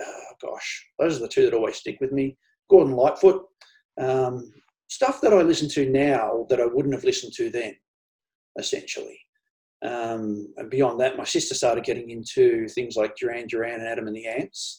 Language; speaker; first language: English; native; English